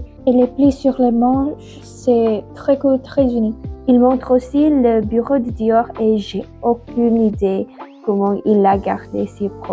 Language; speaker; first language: French; non-native, learner; Indonesian